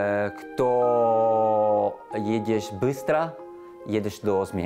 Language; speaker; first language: Russian; non-native, learner; Italian